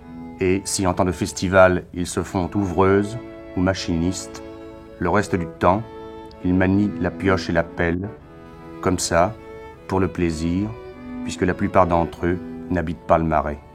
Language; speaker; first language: French; native; French